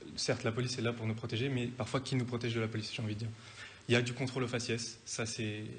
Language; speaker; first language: French; native; French